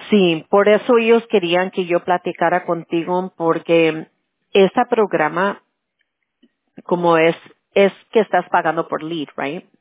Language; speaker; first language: Spanish; early bilingual, heritage; Spanish